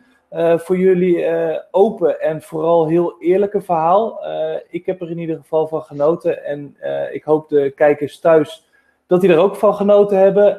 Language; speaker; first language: Dutch; native; Dutch